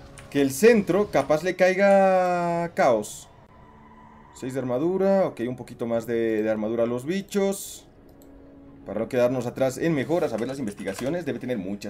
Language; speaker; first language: Spanish; native; Spanish